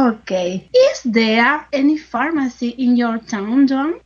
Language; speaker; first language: English; non-native, learner; Spanish